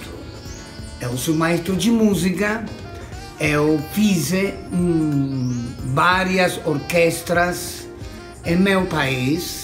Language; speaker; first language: Portuguese; non-native, learner; Spanish